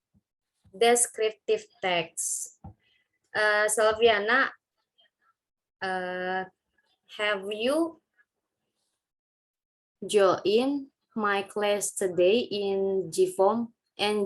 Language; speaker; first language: English; non-native, learner; Indonesian